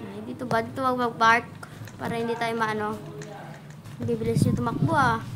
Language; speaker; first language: Filipino; native; Filipino